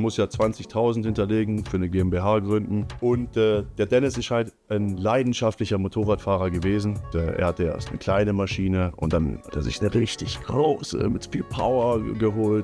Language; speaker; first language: German; native; German